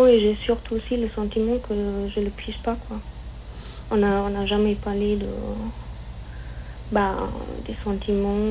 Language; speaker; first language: French; non-native, fluent; German